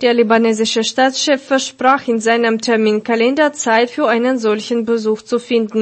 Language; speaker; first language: German; non-native, fluent; Russian